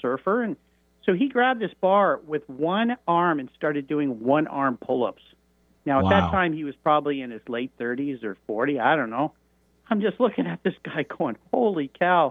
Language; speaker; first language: English; native; English